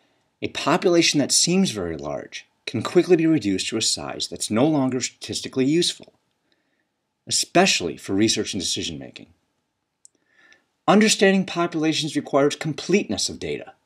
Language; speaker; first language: English; native; English